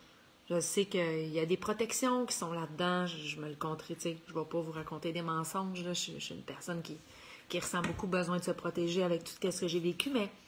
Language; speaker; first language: French; native; French